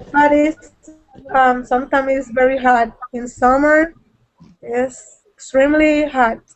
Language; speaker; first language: English; non-native, learner; Spanish